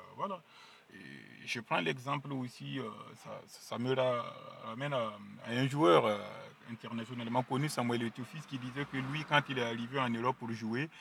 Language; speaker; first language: French; non-native, local second language; Mossi